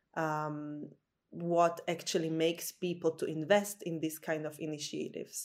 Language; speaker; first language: English; non-native, fluent; Slovak